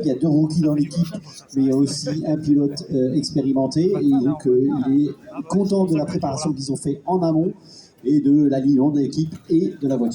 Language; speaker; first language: French; native; French